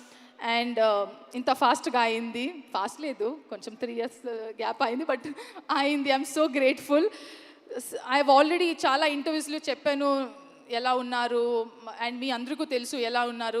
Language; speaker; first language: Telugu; non-native, learner; Kannada